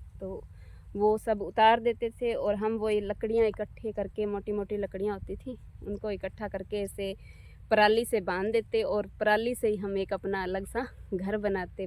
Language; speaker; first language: Hindi; native; Hindi